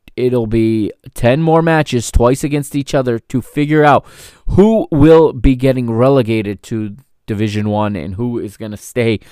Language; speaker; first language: English; native; English